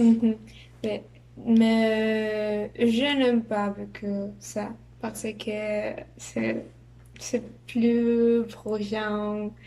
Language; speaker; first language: French; non-native, learner; Spanish